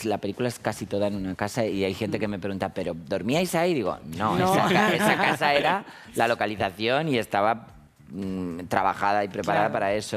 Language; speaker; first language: Spanish; native; Spanish